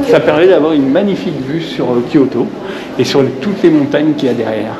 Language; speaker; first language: French; native; French